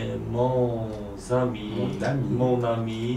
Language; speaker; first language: French; non-native, learner; Polish